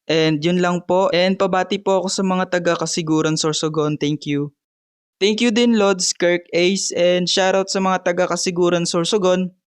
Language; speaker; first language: Filipino; non-native, local second language; Bikol